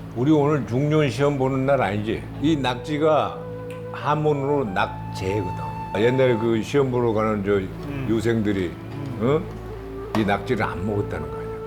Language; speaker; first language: Korean; native; Korean